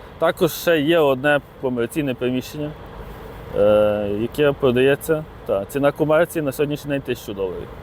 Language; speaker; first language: Ukrainian; native; Ukrainian